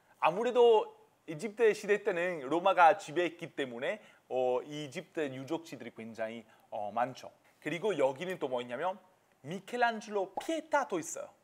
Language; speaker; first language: Korean; non-native, fluent; Italian